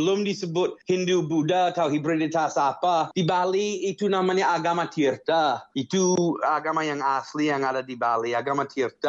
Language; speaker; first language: Indonesian; non-native, fluent; English